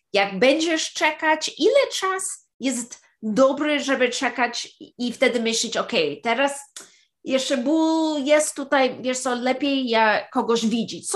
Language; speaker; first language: Polish; early bilingual, heritage; Polish